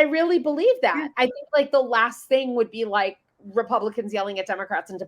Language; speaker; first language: English; native; English